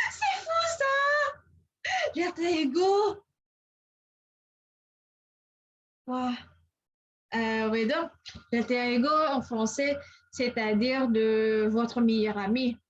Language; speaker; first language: French; non-native, learner; English